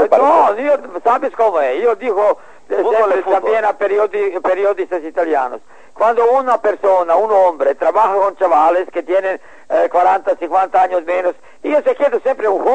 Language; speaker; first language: Spanish; non-native, learner; Serbian